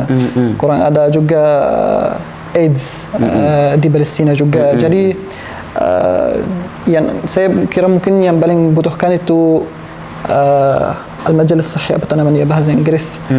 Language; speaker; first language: Indonesian; non-native, learner; Arabic